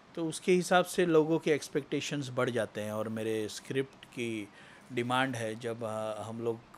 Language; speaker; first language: Hindi; non-native, local second language; Marathi